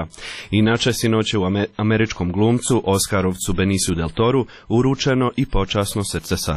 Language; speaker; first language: Croatian; native; Croatian